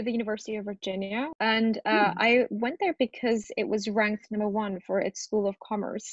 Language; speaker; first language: English; early bilingual, other home language; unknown